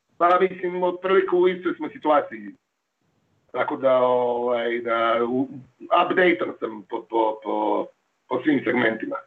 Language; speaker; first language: Croatian; native; Croatian